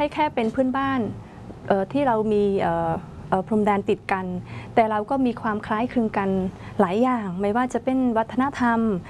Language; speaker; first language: Thai; non-native, fluent; Khmer